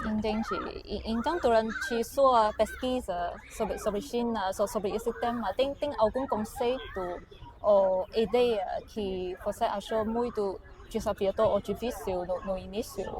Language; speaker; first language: Portuguese; non-native, fluent; Chinese